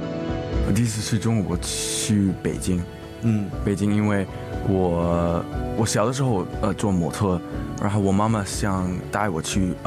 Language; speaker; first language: Chinese; early bilingual, heritage; English